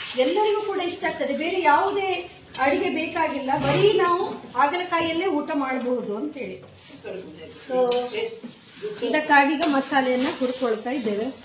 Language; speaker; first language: Kannada; non-native, local second language; Konkani